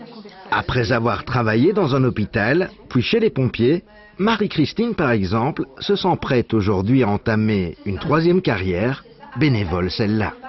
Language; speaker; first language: French; native; French